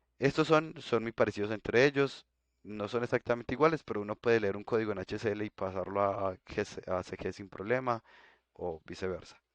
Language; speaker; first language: Spanish; native; Spanish